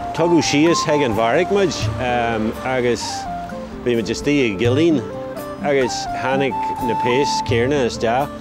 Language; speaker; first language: Irish; non-native, local second language; English